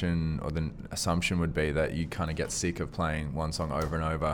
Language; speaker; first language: English; native; English